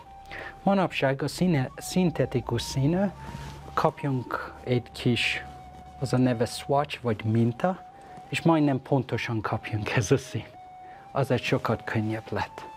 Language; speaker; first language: Hungarian; non-native, learner; Persian